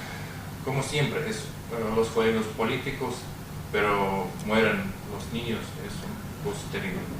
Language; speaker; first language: Spanish; non-native, fluent; Russian